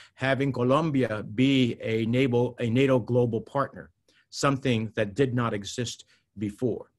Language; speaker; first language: English; early bilingual, other home language; Spanish